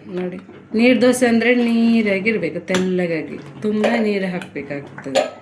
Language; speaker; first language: Kannada; non-native, local second language; Tulu